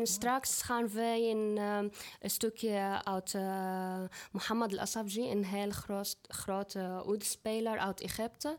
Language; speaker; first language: Dutch; non-native, learner; Arabic